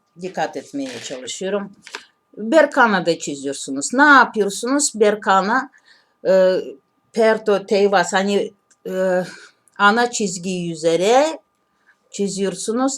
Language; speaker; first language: Turkish; non-native, learner; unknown